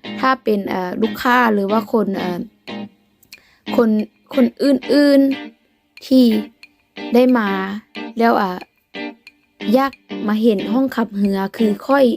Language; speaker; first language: Thai; non-native, local second language; Lao